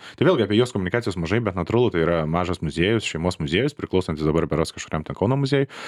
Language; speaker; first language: Lithuanian; native; Lithuanian